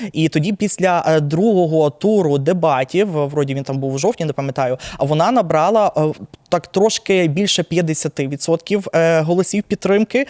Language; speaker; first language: Ukrainian; native; Ukrainian